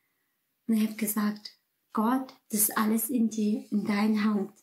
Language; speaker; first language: German; non-native, fluent; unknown